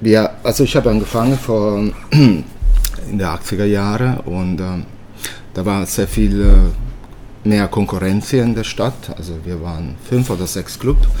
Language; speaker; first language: German; early bilingual, other home language; Italian